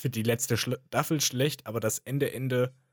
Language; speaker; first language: German; native; German